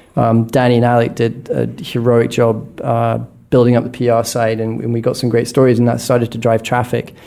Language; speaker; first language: English; native; English